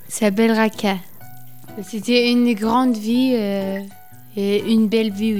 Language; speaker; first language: French; non-native, learner; Arabic